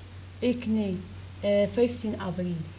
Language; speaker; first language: Dutch; non-native, learner; Arabic